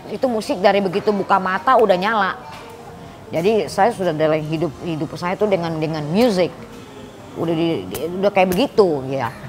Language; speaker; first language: Indonesian; early bilingual, heritage; Indonesian